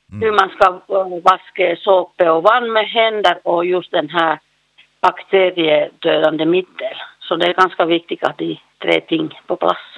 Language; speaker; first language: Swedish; non-native, learner; Finnish